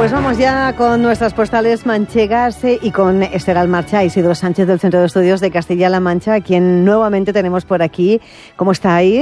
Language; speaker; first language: Spanish; native; Spanish